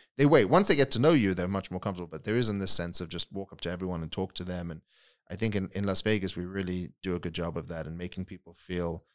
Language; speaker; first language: English; native; English